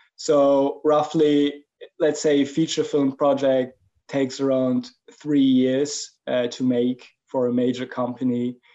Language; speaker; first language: English; non-native, fluent; German